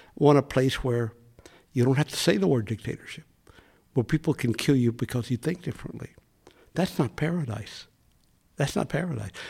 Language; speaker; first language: English; native; English